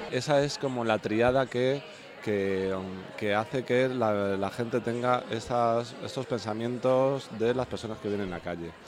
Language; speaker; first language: Spanish; native; Spanish